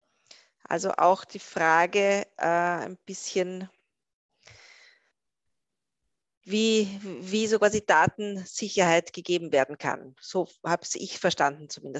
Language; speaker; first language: German; native; German